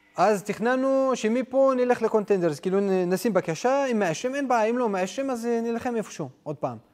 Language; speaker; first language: Hebrew; non-native, local second language; Adyghe